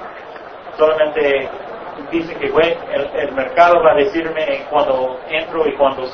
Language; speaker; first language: Spanish; non-native, fluent; English